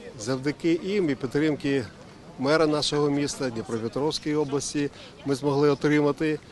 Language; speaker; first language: Ukrainian; non-native, local second language; Russian